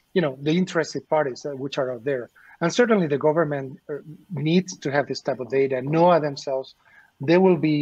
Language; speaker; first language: English; non-native, fluent; Spanish